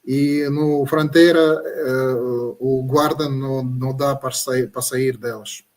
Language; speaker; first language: Portuguese; non-native, learner; Russian